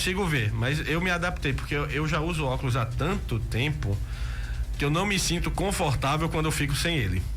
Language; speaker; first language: Portuguese; native; Portuguese